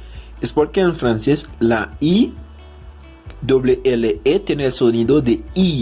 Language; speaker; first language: Spanish; non-native, fluent; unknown